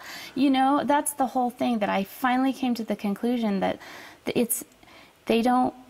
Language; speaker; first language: English; native; English